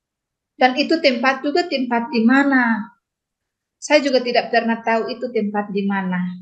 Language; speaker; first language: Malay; non-native, local second language; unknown